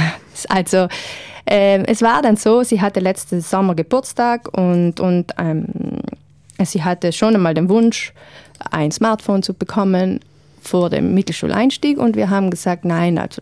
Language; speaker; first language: German; native; German